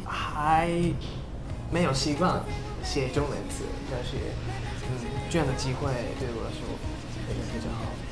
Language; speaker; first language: Chinese; non-native, learner; Japanese